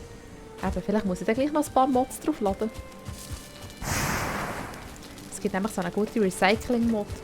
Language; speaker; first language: German; native; German